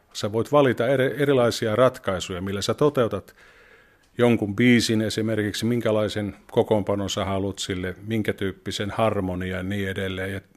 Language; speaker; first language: Finnish; native; Finnish